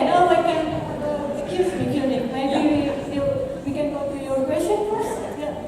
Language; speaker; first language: English; non-native, fluent; Indonesian